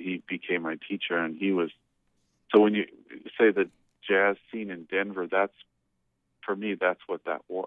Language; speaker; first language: English; native; English